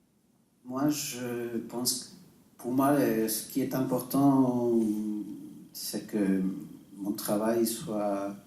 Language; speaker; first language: French; non-native, fluent; Spanish